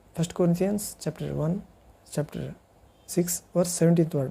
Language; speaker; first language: English; non-native, local second language; Kannada